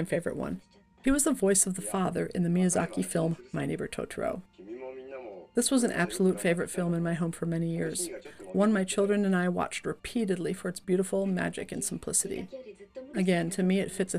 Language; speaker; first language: English; native; English